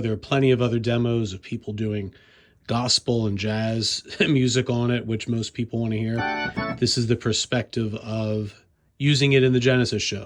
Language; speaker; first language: English; native; English